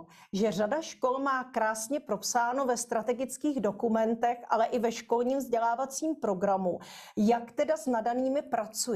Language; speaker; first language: Czech; native; Czech